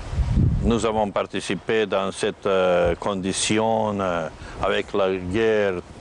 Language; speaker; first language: French; non-native, fluent; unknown